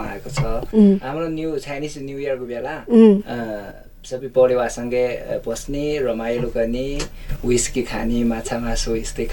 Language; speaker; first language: Nepali; non-native, learner; Chinese